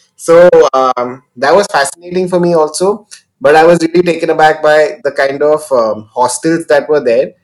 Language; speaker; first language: English; non-native, local second language; Hindi